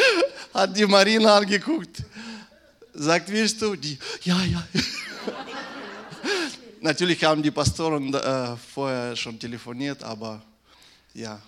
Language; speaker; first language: German; non-native, fluent; Russian